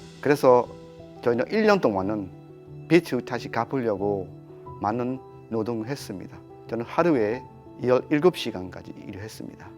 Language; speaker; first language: Korean; non-native, fluent; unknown